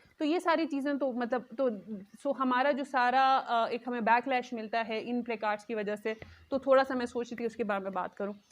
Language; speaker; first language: Urdu; non-native, local second language; Khowar